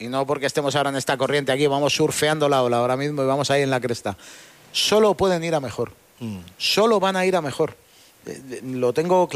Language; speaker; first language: Spanish; native; Spanish